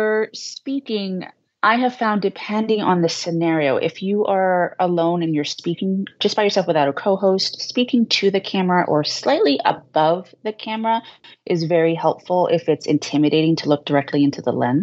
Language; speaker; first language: English; native; English